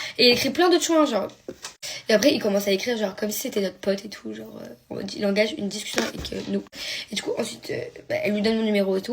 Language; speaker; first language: French; native; French